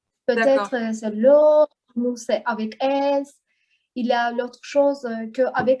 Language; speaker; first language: French; non-native, learner; Azerbaijani